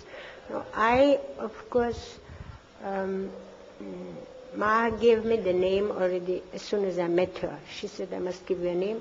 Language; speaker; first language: English; non-native, fluent; German